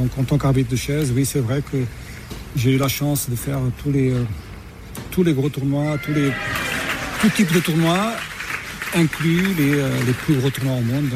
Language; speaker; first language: French; non-native, fluent; Portuguese